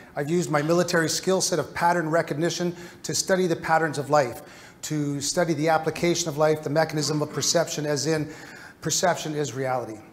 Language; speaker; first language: English; native; English